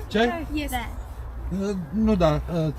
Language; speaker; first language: Russian; non-native, local second language; Uzbek